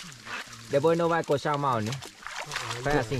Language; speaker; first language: Portuguese; non-native, fluent; Vietnamese